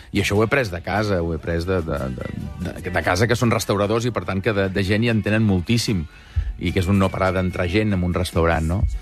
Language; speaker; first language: Catalan; native; Catalan